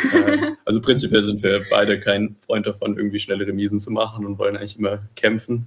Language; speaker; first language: German; native; German